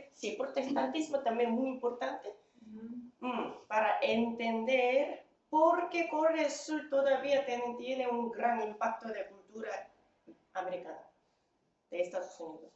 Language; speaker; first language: Spanish; non-native, fluent; Korean